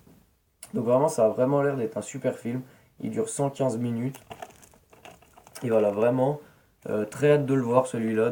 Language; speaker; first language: French; native; French